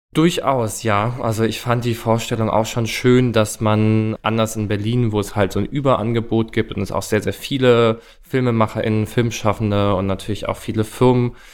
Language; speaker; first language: German; native; German